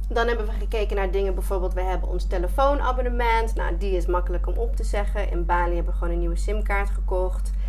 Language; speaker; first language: Dutch; non-native, fluent; English